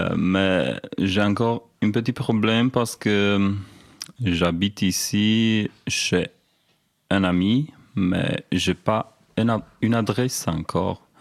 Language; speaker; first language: French; non-native, learner; Romanian